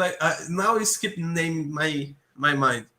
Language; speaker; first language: English; non-native, learner; Portuguese